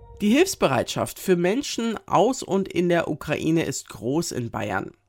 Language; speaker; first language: German; native; German